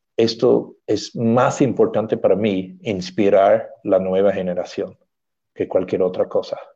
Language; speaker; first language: Spanish; non-native, fluent; English